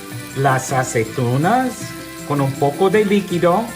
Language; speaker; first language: Spanish; non-native, learner; English